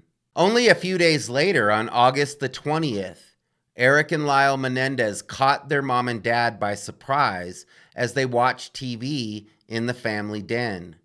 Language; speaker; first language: English; native; English